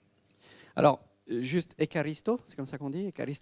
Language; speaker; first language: French; native; French